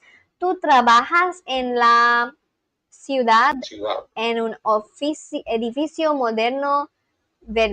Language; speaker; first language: Spanish; non-native, learner; Bangla